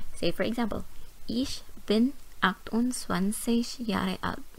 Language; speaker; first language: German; non-native, fluent; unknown